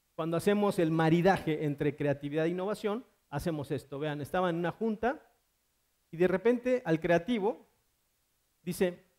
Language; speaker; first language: Spanish; native; Spanish